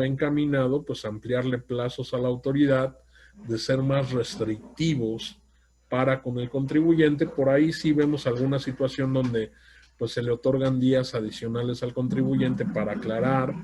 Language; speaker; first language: Spanish; native; Spanish